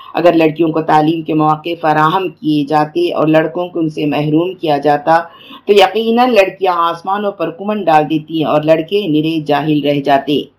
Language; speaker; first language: Urdu; native; Urdu